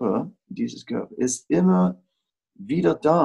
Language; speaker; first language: German; non-native, fluent; Dutch